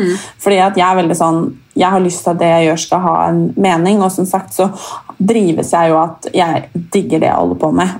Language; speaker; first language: Norwegian; native; Norwegian